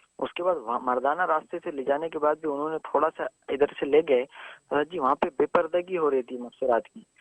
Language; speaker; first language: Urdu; native; Urdu